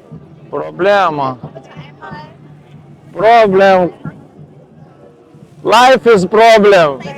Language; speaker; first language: English; non-native, learner; Lithuanian